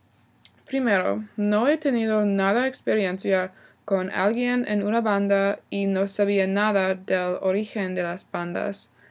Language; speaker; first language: Spanish; non-native, learner; English